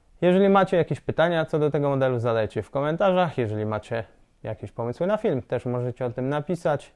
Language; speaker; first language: Polish; native; Polish